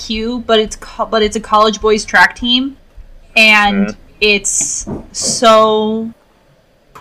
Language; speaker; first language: English; native; English